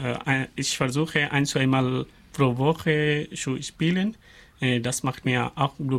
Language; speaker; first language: German; non-native, learner; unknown